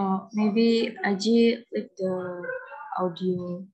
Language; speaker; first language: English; non-native, learner; Indonesian